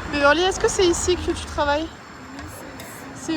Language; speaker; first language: French; native; French